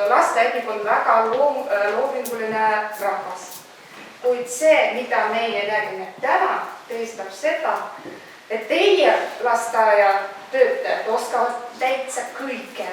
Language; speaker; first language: Estonian; non-native, local second language; Russian